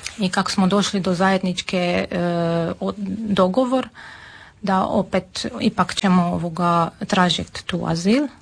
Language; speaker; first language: Serbian; non-native, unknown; Armenian